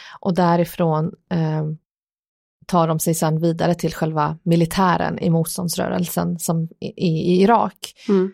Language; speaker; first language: Swedish; early bilingual, other home language; Persian